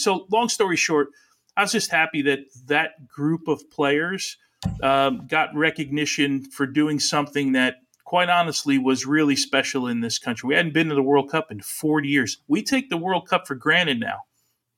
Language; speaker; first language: English; early bilingual, other home language; Italian